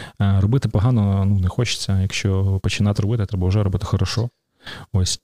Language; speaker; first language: Ukrainian; native; Ukrainian